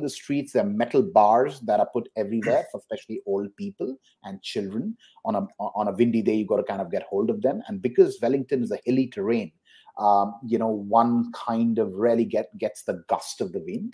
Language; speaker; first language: English; non-native, local second language; Hindi